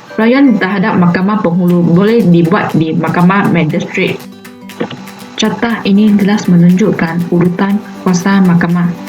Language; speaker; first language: Malay; non-native, local second language; Chinese